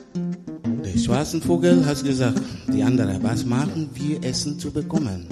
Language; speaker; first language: German; non-native, learner; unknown